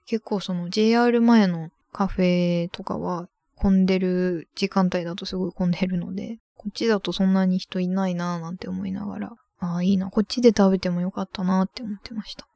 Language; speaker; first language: Japanese; native; Japanese